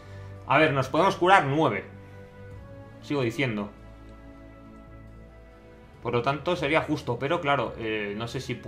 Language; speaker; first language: Spanish; native; Spanish